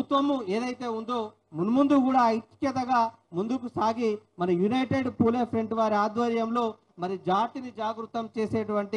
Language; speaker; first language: Telugu; native; Telugu